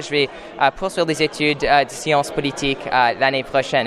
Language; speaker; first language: French; non-native, fluent; English